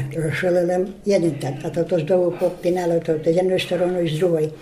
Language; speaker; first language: Polish; non-native, local second language; Rusyn